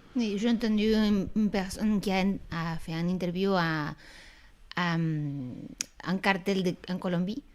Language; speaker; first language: French; non-native, fluent; Spanish